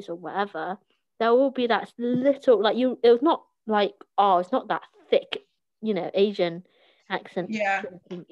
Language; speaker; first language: English; early bilingual, other home language; Cantonese